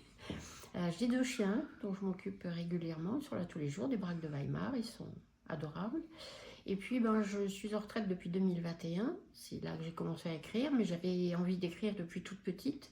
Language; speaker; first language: French; native; French